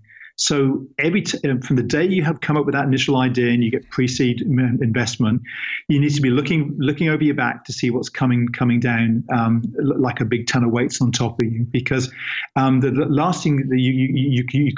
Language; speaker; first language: English; native; English